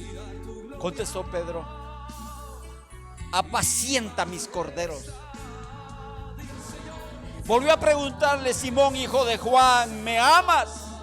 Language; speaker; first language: Spanish; native; Spanish